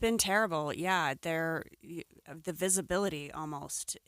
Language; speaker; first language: English; native; English